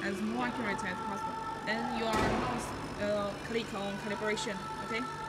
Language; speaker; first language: English; non-native, fluent; Chinese